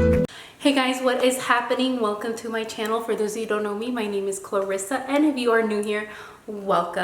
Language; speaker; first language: English; early bilingual, other home language; Spanish